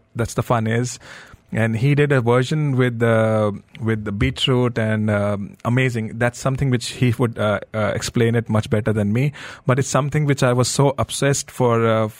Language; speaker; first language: English; non-native, local second language; Hindi